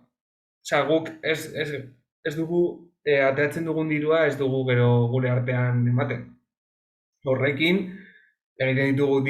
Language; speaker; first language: Basque; non-native, local second language; Spanish